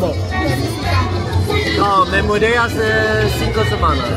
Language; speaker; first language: Spanish; non-native, fluent; Swedish